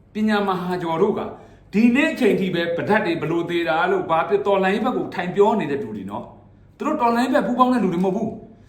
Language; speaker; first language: Burmese; native; Burmese